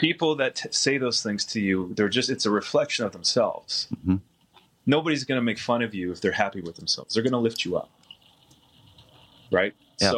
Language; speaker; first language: English; native; English